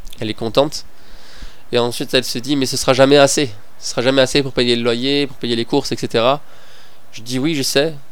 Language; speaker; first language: French; non-native, fluent; Persian